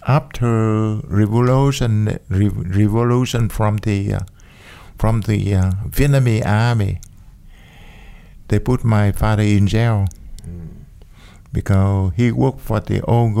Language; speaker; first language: English; non-native, learner; Vietnamese